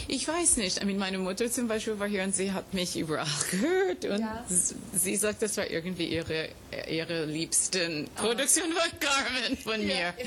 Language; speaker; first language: German; non-native, fluent; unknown